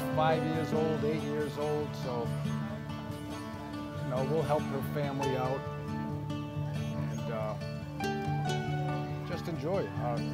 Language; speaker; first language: English; native; English